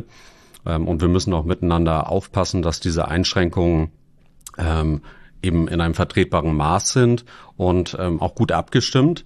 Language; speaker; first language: German; native; German